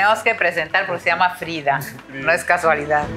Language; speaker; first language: Spanish; native; Spanish